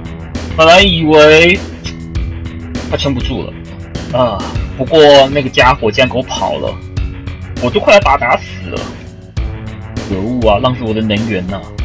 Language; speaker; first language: Chinese; native; Chinese